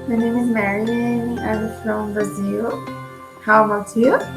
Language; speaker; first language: English; non-native, learner; Portuguese